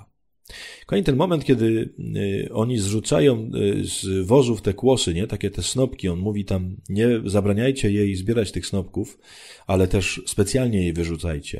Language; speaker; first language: Polish; native; Polish